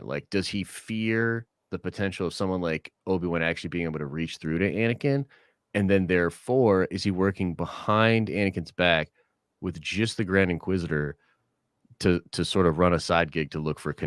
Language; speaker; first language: English; native; English